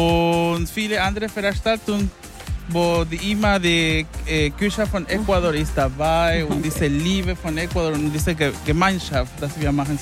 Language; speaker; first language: German; non-native, learner; Spanish